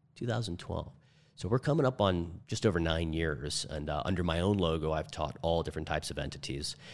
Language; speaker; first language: English; native; English